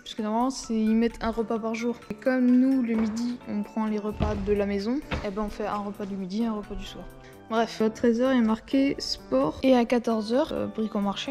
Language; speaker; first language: French; native; French